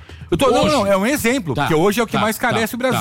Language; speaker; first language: Portuguese; native; Portuguese